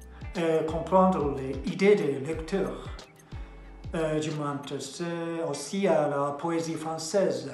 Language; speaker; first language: French; non-native, learner; Japanese